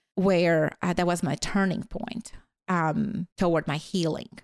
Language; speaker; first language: English; non-native, fluent; Latvian